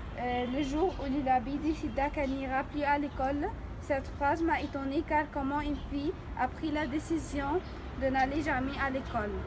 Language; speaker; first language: French; non-native, fluent; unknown